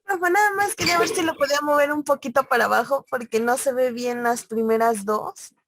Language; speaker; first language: Spanish; native; Spanish